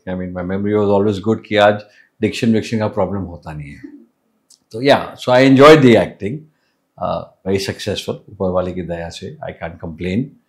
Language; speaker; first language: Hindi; non-native, local second language; English